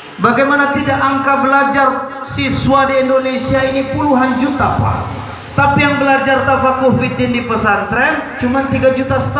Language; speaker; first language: Indonesian; non-native, local second language; Malay